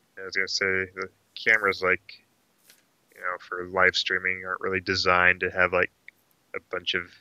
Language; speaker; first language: English; native; English